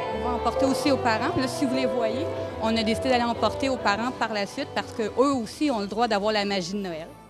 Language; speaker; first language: French; native; French